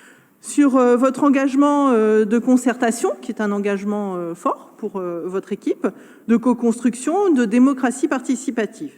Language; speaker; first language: French; native; French